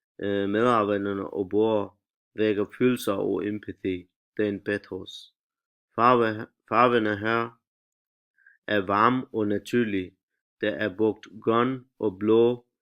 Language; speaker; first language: Danish; non-native, learner; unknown